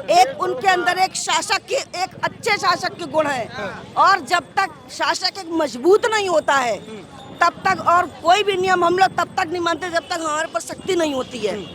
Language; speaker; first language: Hindi; native; Hindi